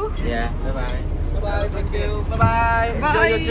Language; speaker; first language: English; non-native, learner; Vietnamese